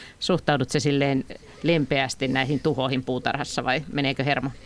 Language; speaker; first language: Finnish; native; Finnish